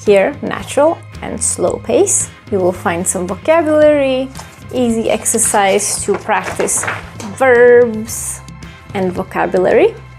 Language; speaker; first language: English; non-native, fluent; Czech